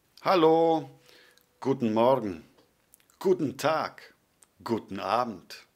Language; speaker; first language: German; non-native, fluent; Polish